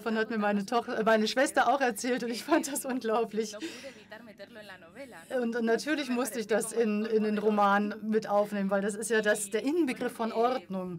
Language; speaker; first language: German; non-native, fluent; Spanish